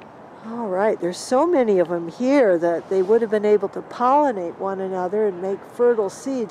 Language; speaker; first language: English; native; English